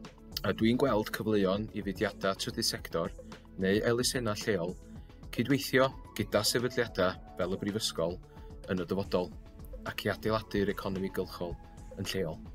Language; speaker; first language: Welsh; native; Welsh